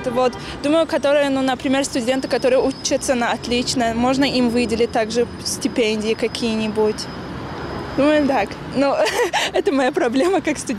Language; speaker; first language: Russian; non-native, local second language; Tajik